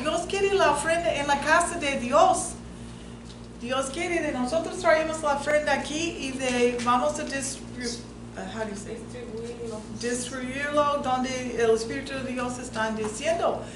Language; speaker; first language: Spanish; non-native, fluent; English